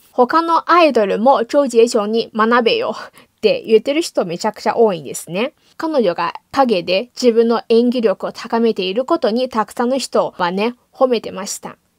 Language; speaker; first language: Japanese; non-native, fluent; Chinese